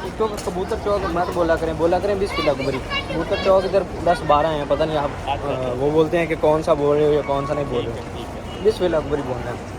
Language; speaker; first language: Urdu; non-native, local second language; Punjabi